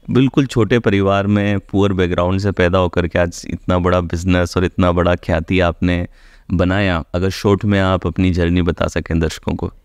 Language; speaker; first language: Hindi; native; Hindi